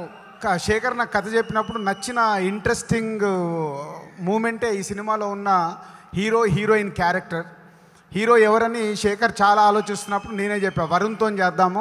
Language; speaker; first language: Telugu; native; Telugu